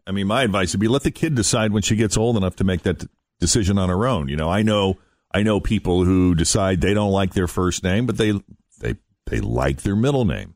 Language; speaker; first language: English; native; English